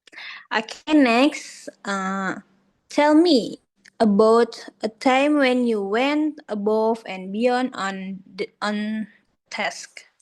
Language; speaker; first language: English; non-native, learner; Indonesian